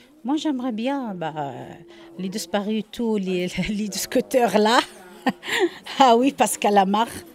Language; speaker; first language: French; non-native, learner; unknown